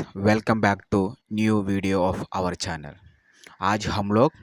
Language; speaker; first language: Hindi; non-native, local second language; Malayalam